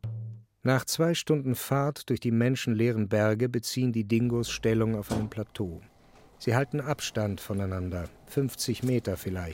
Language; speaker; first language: German; native; German